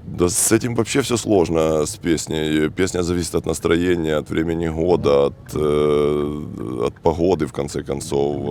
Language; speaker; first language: Russian; native; Russian